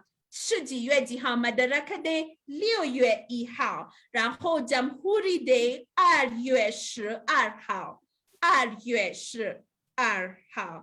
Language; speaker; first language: Chinese; non-native, fluent; English